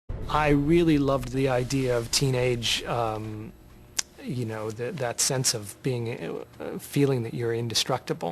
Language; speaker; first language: English; native; English